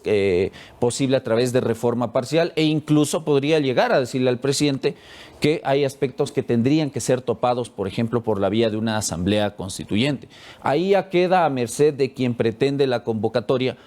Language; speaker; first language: Spanish; native; Spanish